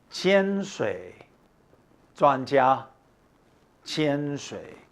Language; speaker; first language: Chinese; non-native, fluent; English